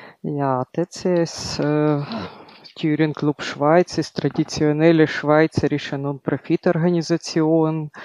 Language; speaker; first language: German; non-native, fluent; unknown